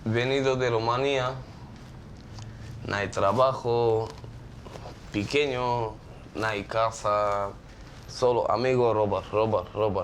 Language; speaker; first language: Spanish; non-native, learner; Romanian